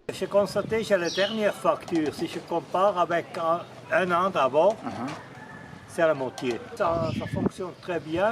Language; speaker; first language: French; non-native, fluent; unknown